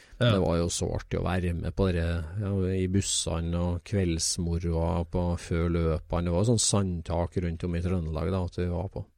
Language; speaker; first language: Norwegian; native; Norwegian